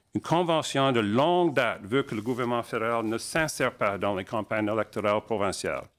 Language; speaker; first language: French; non-native, local second language; English